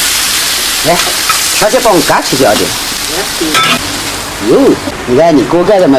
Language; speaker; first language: Chinese; native; Chinese